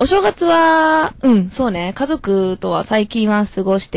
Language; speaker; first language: Japanese; native; Japanese